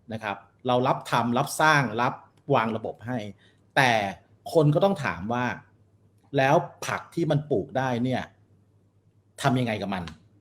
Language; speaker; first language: Thai; native; Thai